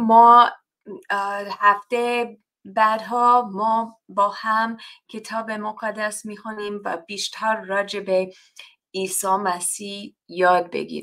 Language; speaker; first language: Persian; non-native, fluent; English